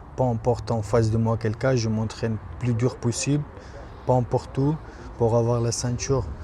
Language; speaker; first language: French; non-native, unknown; Persian